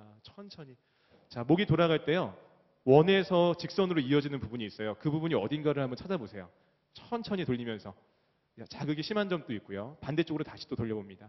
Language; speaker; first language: Korean; native; Korean